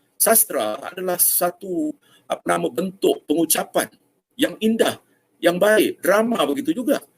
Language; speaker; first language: Malay; native; Malay